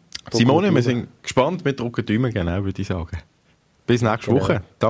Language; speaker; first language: German; native; German